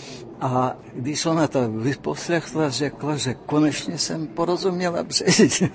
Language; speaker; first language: Czech; non-native, fluent; Russian